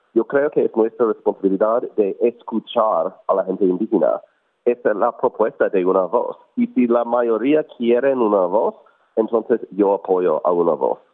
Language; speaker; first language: Spanish; non-native, fluent; English